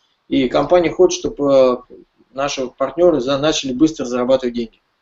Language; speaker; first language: Russian; native; Russian